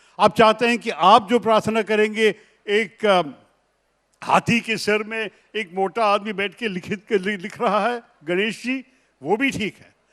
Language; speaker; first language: Hindi; non-native, local second language; Malayalam